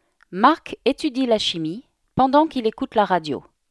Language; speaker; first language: French; native; French